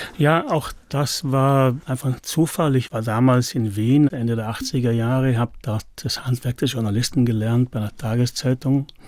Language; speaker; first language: German; native; German